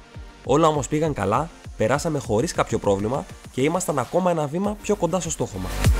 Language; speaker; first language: Greek; native; Greek